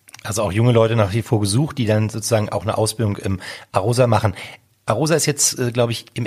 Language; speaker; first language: German; native; German